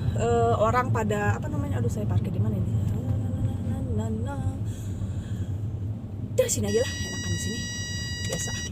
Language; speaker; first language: Indonesian; native; Indonesian